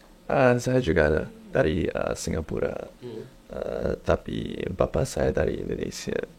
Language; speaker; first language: Indonesian; non-native, learner; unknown